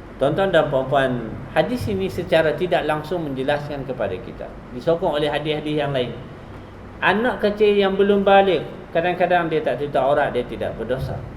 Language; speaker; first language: Malay; native; Malay